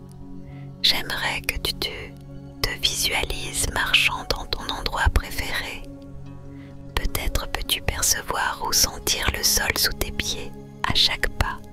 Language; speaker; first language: French; native; French